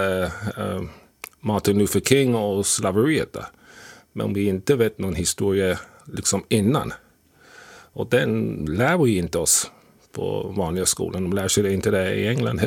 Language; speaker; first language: Swedish; non-native, fluent; English